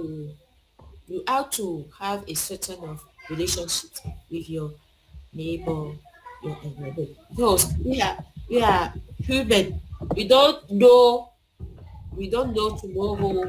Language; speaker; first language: English; non-native, learner; French